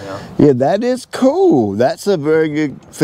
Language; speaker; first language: English; native; English